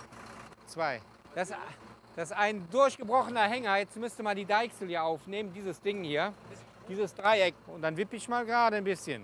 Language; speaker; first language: German; native; German